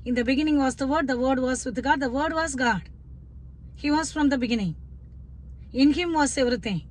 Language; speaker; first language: English; non-native, local second language; Tamil